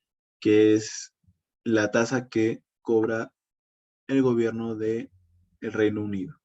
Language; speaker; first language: Spanish; native; Spanish